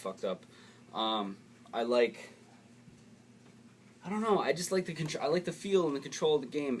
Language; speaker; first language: English; native; English